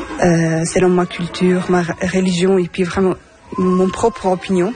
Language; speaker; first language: French; non-native, fluent; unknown